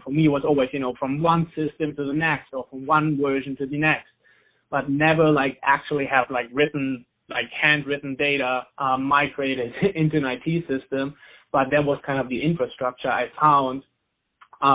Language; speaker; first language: English; non-native, fluent; German